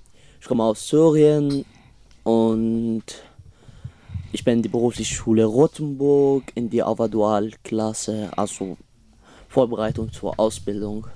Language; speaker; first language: German; non-native, learner; Arabic